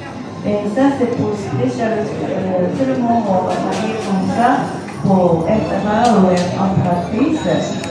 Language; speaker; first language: French; non-native, learner; Japanese